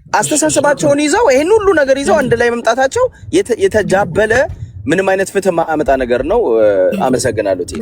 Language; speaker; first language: Amharic; native; Amharic